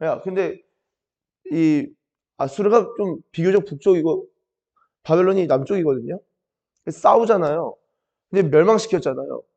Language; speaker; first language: Korean; native; Korean